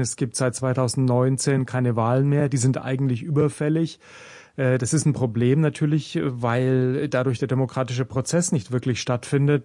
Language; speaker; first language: German; native; German